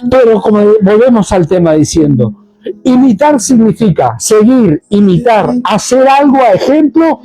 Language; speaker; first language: Spanish; native; Spanish